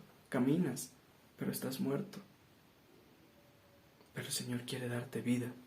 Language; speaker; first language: Spanish; native; Spanish